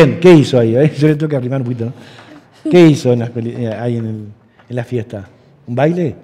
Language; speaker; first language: Spanish; native; Spanish